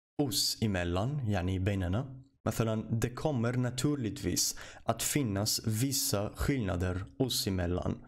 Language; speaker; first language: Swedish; non-native, fluent; Arabic